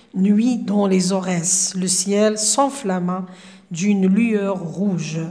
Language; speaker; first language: French; non-native, local second language; Arabic